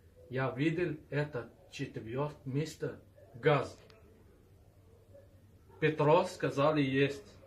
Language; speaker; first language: Russian; non-native, learner; Arabic